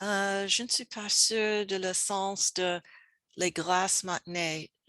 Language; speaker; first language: French; non-native, learner; English